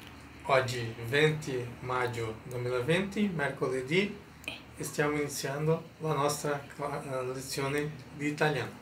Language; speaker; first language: Italian; non-native, learner; Portuguese